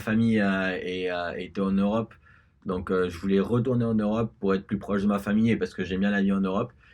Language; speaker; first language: French; early bilingual, other home language; Spanish